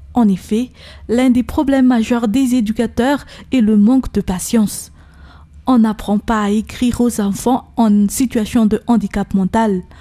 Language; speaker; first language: French; non-native, local second language; Malagasy